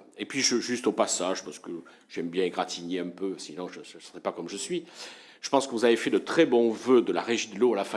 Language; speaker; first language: French; native; French